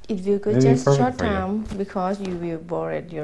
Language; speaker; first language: English; non-native, learner; Thai